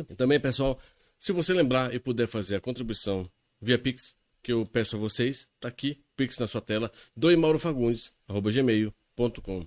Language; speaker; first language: Portuguese; native; Portuguese